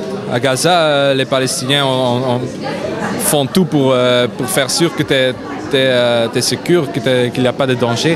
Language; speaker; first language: French; non-native, local second language; Dutch